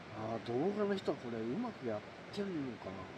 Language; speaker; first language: Japanese; native; Japanese